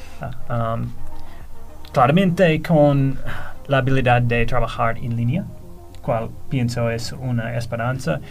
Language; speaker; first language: Spanish; non-native, fluent; English